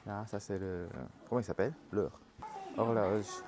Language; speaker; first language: French; non-native, learner; Japanese